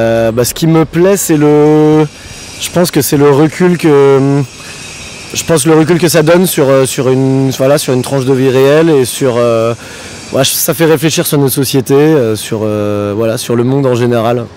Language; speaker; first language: French; native; French